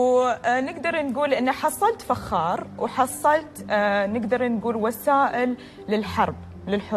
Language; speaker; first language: Arabic; native; Arabic